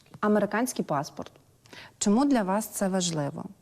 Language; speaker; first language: Ukrainian; native; Ukrainian